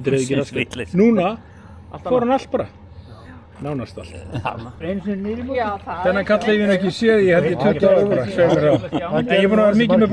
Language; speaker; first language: Icelandic; native; Icelandic